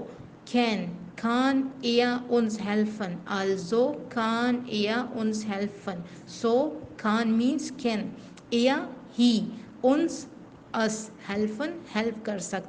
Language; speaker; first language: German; non-native, fluent; Urdu